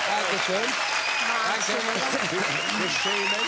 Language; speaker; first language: German; native; German